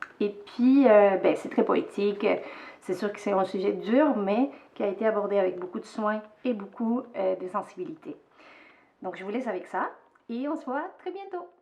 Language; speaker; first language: French; non-native, fluent; Spanish